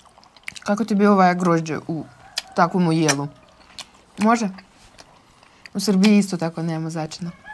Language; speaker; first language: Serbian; non-native, learner; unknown